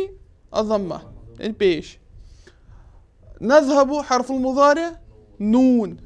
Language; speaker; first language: Arabic; non-native, fluent; Urdu